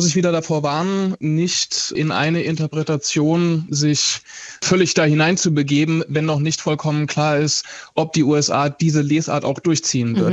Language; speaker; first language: German; native; German